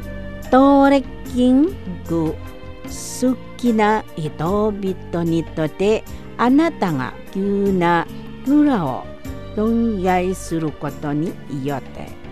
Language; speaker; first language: Japanese; non-native, fluent; Indonesian